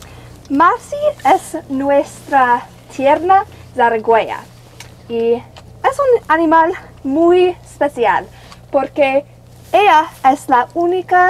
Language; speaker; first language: Spanish; non-native, learner; English